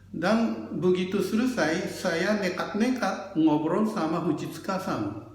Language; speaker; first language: Indonesian; non-native, fluent; Japanese